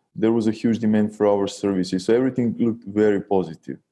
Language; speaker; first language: English; non-native, fluent; Serbian